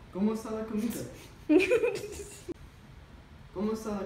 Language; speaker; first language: Spanish; non-native, learner; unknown